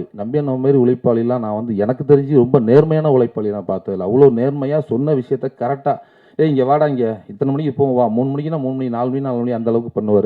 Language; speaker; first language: Tamil; native; Tamil